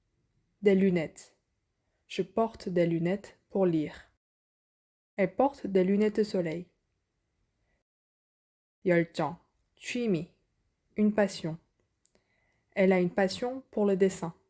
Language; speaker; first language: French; non-native, fluent; Korean